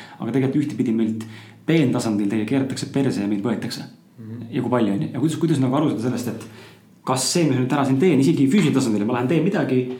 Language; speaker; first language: Estonian; native; Estonian